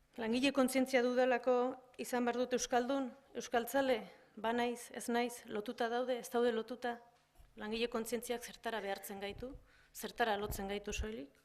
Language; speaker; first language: Basque; native; Basque